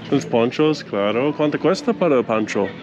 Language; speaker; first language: Spanish; non-native, learner; English